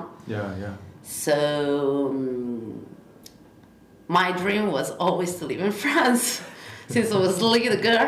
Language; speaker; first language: English; non-native, fluent; Italian